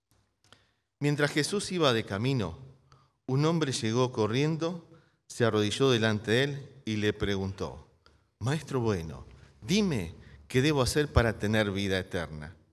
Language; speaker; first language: Spanish; native; Spanish